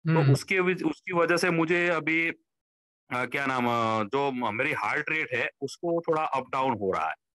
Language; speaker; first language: Hindi; non-native, local second language; Gujarati